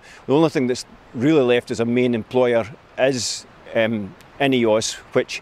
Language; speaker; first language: English; native; English